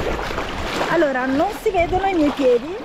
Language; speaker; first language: Italian; native; Italian